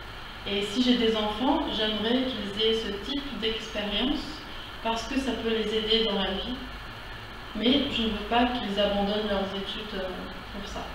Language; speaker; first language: French; non-native, learner; Korean